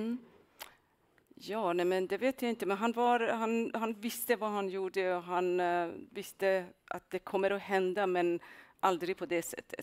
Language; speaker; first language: Swedish; non-native, fluent; Persian